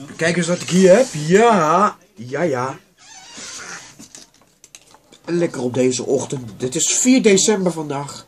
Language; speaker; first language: Dutch; native; Dutch